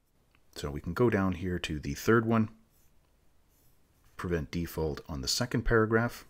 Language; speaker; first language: English; native; English